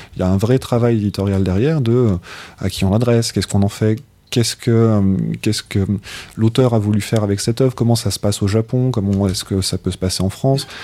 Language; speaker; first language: French; native; French